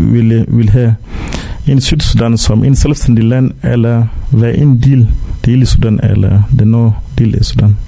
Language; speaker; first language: Danish; non-native, fluent; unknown